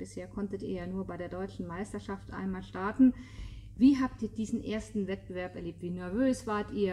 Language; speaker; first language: German; native; German